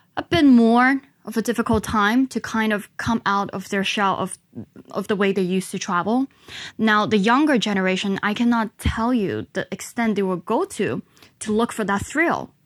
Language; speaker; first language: English; non-native, local second language; Chinese